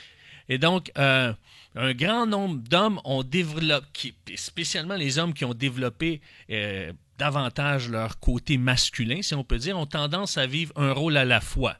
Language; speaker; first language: French; native; French